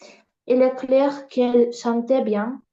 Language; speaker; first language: French; non-native, learner; Ukrainian